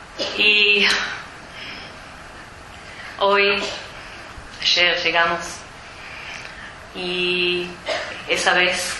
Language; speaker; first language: Spanish; early bilingual, heritage; Spanish